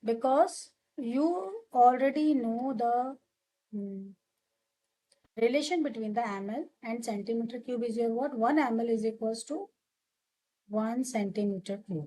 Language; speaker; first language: English; non-native, local second language; Hindi